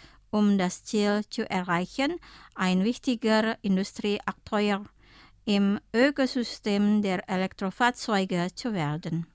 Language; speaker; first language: German; non-native, fluent; Indonesian